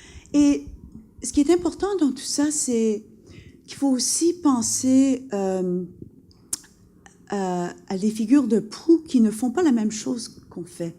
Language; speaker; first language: French; non-native, local second language; English